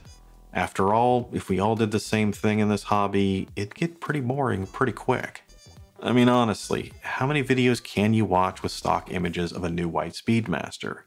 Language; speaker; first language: English; native; English